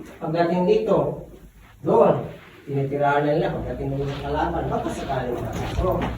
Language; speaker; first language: Filipino; non-native, local second language; Cebuano